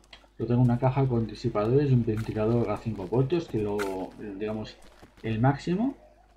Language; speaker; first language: Spanish; native; Spanish